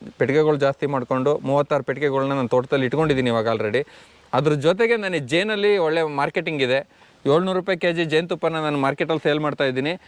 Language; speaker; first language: Kannada; native; Kannada